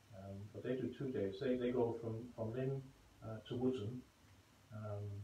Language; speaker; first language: English; native; English